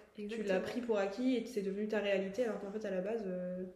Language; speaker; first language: French; native; French